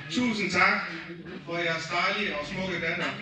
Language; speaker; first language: Danish; early bilingual, other home language; Vietnamese